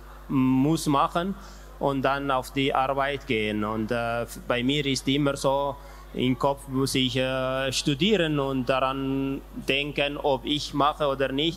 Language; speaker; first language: German; non-native, learner; Tigrinya